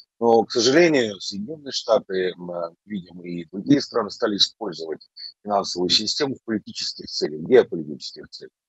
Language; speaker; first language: Russian; native; Russian